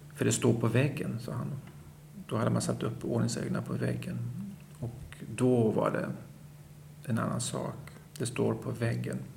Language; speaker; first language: Swedish; native; Swedish